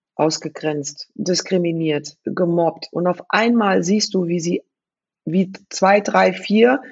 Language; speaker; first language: German; native; German